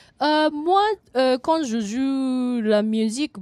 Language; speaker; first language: French; non-native, fluent; Japanese